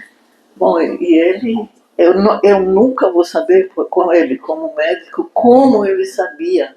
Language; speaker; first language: Portuguese; non-native, fluent; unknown